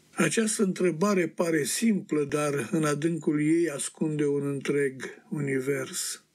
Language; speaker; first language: Romanian; native; Romanian